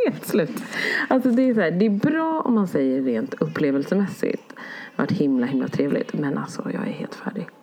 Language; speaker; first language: Swedish; early bilingual, other home language; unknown